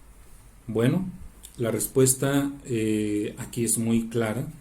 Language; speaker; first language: Spanish; native; Spanish